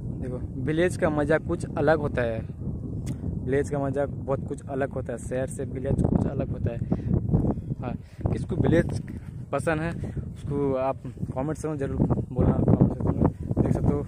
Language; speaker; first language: Hindi; non-native, local second language; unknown